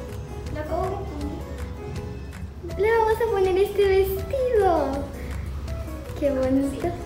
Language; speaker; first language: Spanish; native; Spanish